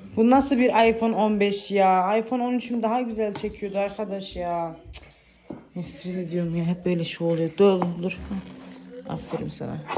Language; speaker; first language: Turkish; early bilingual, heritage; Turkish